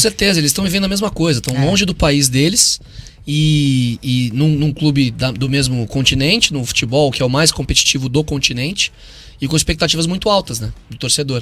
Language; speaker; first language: Portuguese; native; Portuguese